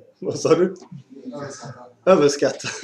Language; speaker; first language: Swedish; early bilingual, other home language; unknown